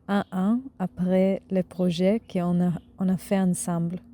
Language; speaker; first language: French; non-native, learner; Hebrew